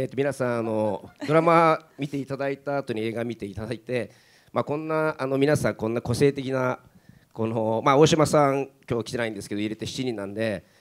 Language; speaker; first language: Japanese; native; Japanese